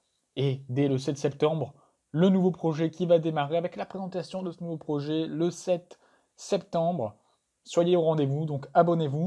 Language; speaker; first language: French; native; French